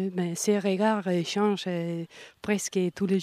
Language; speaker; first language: French; non-native, fluent; Spanish